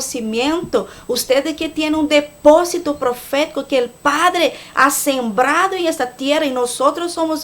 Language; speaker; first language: Spanish; non-native, fluent; Portuguese